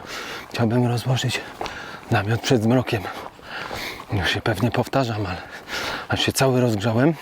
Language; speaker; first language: Polish; native; Polish